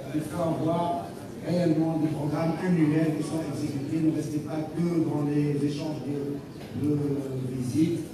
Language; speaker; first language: French; non-native, local second language; Arabic